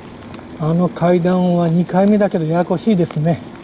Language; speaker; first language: Japanese; native; Japanese